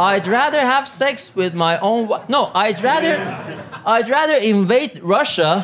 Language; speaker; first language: English; non-native, fluent; Italian